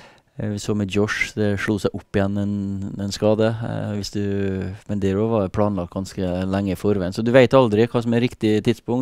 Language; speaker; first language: Norwegian; native; Norwegian